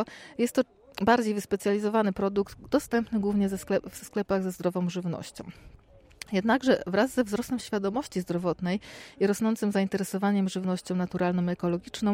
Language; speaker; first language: Polish; native; Polish